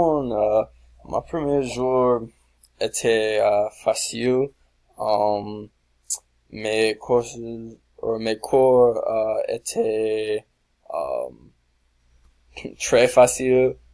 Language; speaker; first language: French; non-native, learner; English